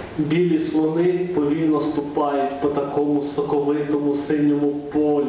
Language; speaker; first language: Ukrainian; native; Ukrainian